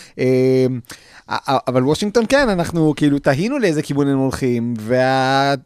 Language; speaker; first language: Hebrew; native; Hebrew